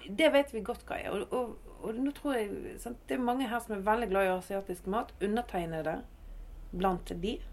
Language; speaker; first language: Norwegian; native; Norwegian